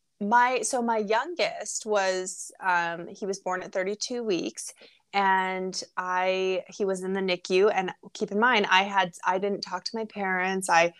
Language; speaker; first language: English; native; English